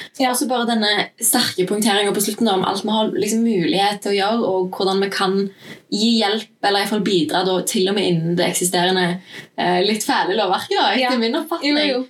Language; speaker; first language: Norwegian; native; Norwegian